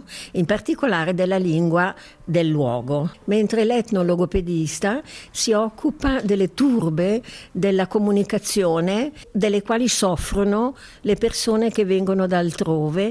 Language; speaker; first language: Italian; native; Italian